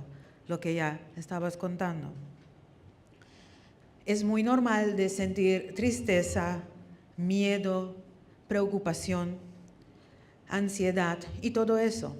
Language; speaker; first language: Spanish; non-native, fluent; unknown